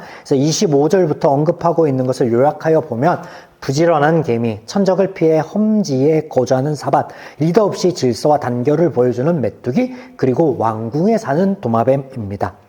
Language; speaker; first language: Korean; native; Korean